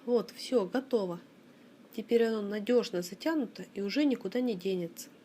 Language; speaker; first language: Russian; native; Russian